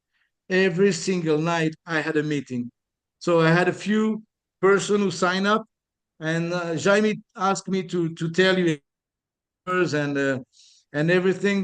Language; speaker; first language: English; non-native, fluent; French